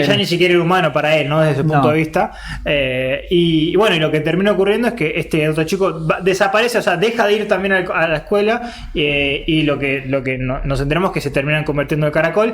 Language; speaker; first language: Spanish; native; Spanish